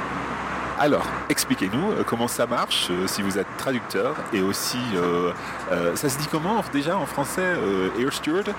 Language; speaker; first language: French; non-native, fluent; English